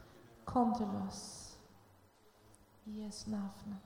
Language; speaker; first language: Norwegian; non-native, learner; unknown